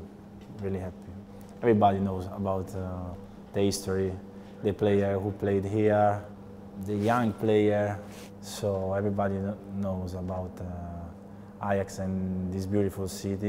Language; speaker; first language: English; non-native, learner; Italian